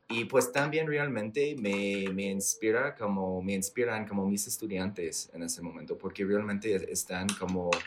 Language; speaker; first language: Spanish; non-native, fluent; English